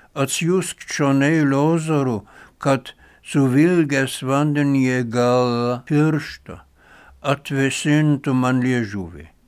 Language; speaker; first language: Lithuanian; non-native, fluent; German